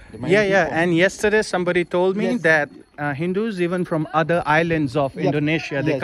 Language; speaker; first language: English; non-native, local second language; Hindi